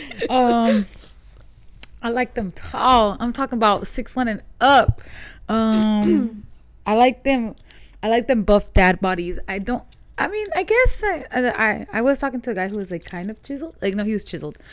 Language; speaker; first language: English; early bilingual, other home language; Spanish